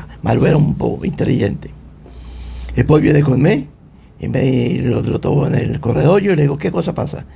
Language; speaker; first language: Italian; non-native, fluent; Spanish